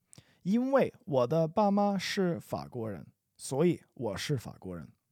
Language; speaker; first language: Chinese; non-native, fluent; English